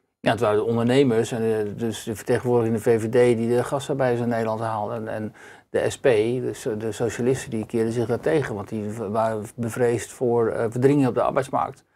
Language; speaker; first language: Dutch; native; Dutch